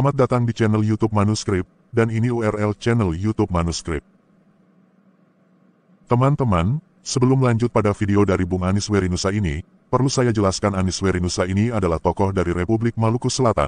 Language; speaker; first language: Indonesian; native; Indonesian